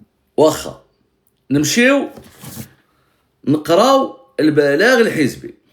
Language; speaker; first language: Arabic; native; Arabic